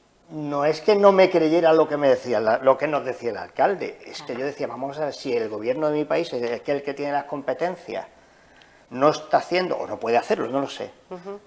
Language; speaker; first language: Spanish; native; Spanish